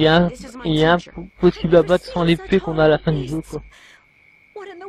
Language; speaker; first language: French; native; French